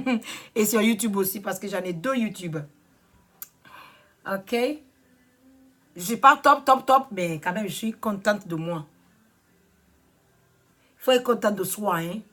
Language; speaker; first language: French; non-native, learner; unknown